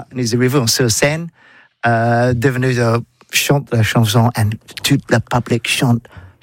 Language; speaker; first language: French; non-native, learner; English